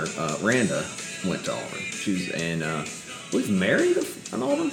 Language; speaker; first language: English; native; English